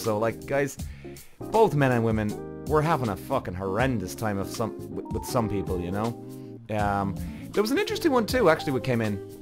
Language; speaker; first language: English; native; English